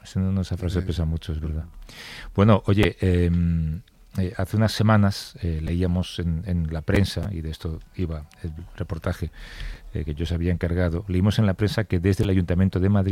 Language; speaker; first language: Spanish; native; Spanish